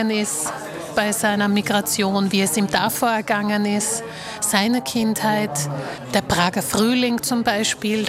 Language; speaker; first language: German; early bilingual, other home language; Slovak